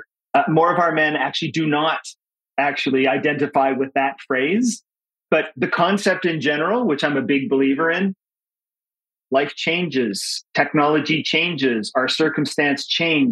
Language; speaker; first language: English; native; English